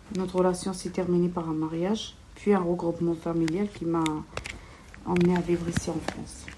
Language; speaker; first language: French; non-native, local second language; Kabyle